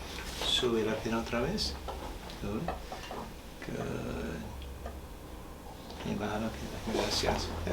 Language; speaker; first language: Spanish; early bilingual, heritage; Spanish